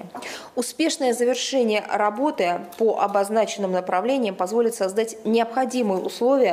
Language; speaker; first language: Russian; native; Russian